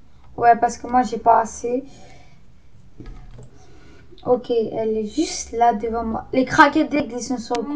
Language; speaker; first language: French; native; French